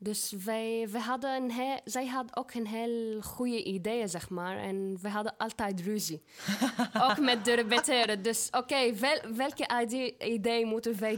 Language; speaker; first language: Dutch; non-native, learner; Arabic